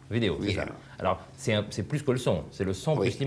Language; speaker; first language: French; native; French